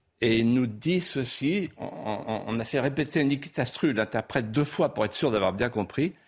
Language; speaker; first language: French; non-native, local second language; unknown